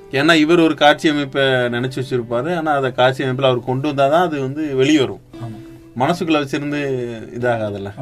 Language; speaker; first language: Tamil; native; Tamil